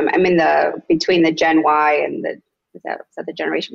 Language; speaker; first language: English; early bilingual, other home language; Spanish